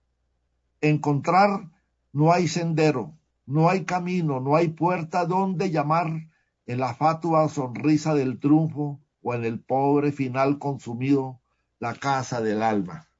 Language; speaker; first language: Spanish; native; Spanish